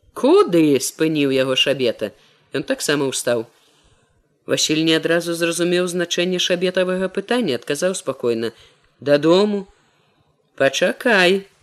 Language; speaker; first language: Belarusian; native; Belarusian